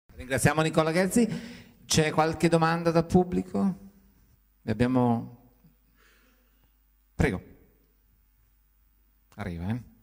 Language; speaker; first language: Italian; native; Italian